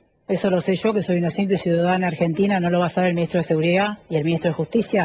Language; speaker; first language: Spanish; native; Spanish